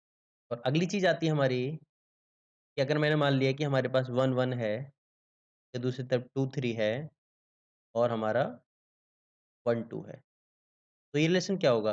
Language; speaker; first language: Hindi; native; Hindi